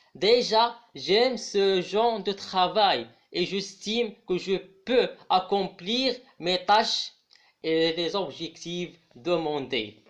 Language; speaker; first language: French; non-native, local second language; Arabic